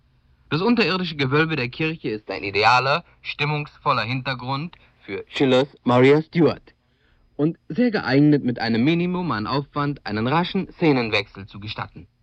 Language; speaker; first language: German; native; German